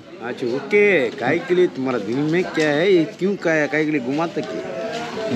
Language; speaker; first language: Hindi; non-native, local second language; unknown